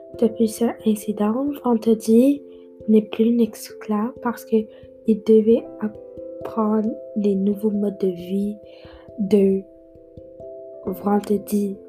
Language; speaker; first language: French; non-native, learner; English